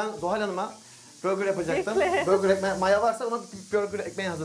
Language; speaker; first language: Turkish; native; Turkish